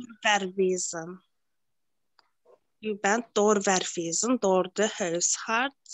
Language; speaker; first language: Dutch; non-native, learner; Turkish